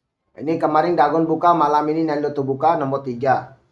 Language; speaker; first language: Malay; non-native, learner; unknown